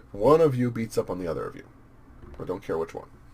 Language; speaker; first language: English; native; English